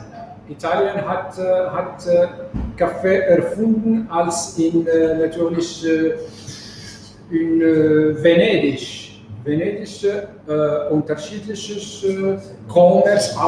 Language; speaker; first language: German; non-native, fluent; Arabic